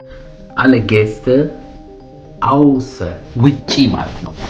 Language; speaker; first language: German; non-native, fluent; Amharic